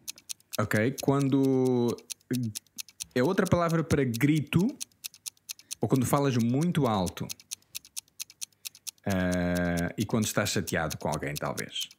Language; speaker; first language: Portuguese; non-native, fluent; English